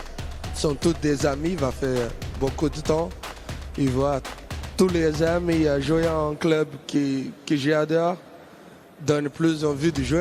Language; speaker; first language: French; non-native, learner; Portuguese